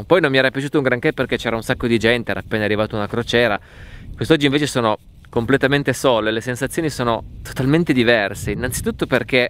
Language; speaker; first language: Italian; native; Italian